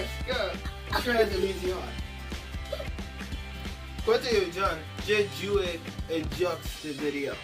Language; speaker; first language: French; non-native, learner; English